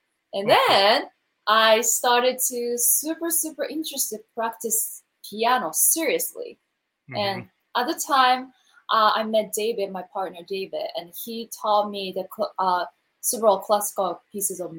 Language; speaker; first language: English; non-native, learner; Japanese